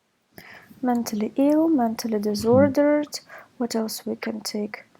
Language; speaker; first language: English; non-native, fluent; Russian